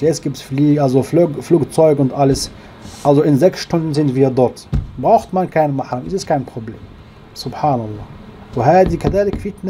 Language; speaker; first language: German; non-native, learner; Arabic